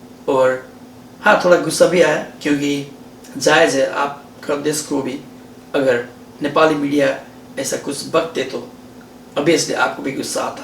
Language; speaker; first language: Hindi; non-native, learner; Nepali